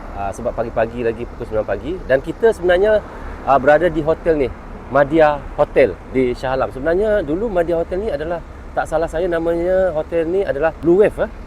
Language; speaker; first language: Malay; native; Malay